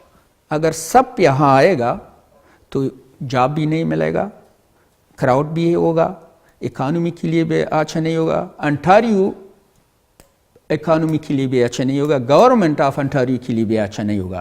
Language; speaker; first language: Hindi; non-native, fluent; Pashto